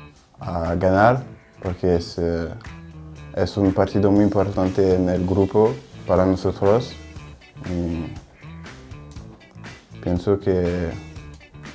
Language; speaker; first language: Spanish; non-native, learner; French